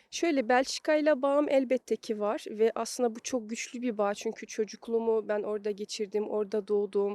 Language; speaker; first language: Turkish; early bilingual, heritage; Turkish